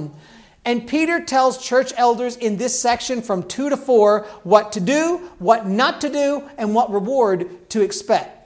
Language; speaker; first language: English; native; English